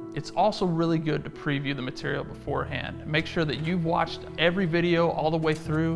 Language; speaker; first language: English; native; English